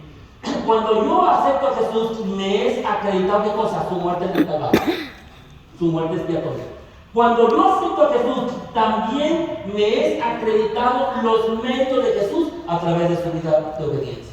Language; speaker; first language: Spanish; native; Spanish